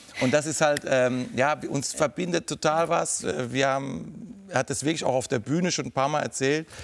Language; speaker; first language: German; native; German